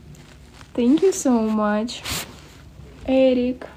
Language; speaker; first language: English; non-native, learner; Russian